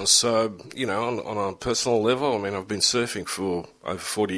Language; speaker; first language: English; early bilingual, other home language; German